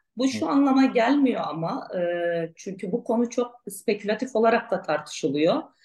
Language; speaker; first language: Turkish; non-native, local second language; Arabic